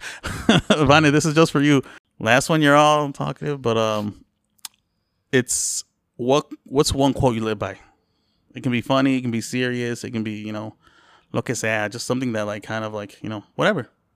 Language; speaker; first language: English; early bilingual, other home language; Spanish